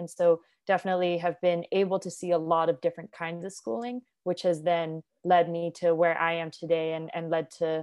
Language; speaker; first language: English; non-native, local second language; Cantonese